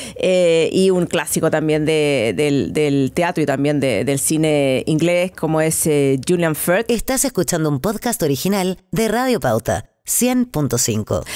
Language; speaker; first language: Spanish; native; Spanish